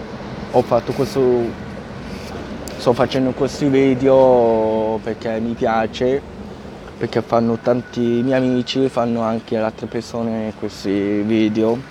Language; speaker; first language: Italian; non-native, fluent; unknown